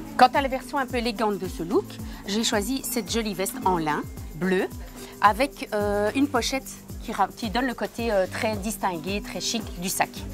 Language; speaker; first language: French; native; French